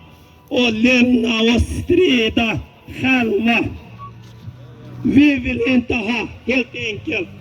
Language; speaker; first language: Swedish; non-native, learner; Uyghur